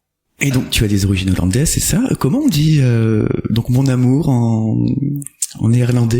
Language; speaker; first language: French; native; French